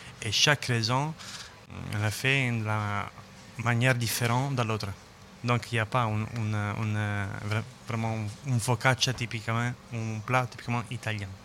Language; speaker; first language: French; non-native, learner; Italian